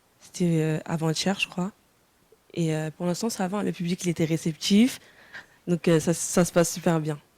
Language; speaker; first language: French; early bilingual, other home language; Wolof